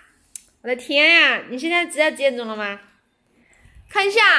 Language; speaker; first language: Chinese; native; Chinese